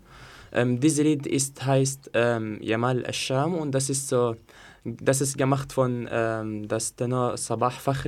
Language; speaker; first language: German; non-native, learner; Arabic